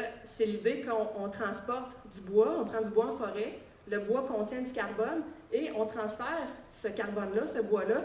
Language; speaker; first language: French; native; French